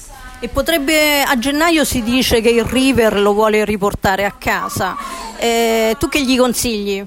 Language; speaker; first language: Italian; native; Italian